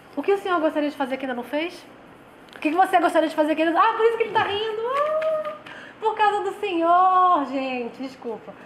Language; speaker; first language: Portuguese; native; Portuguese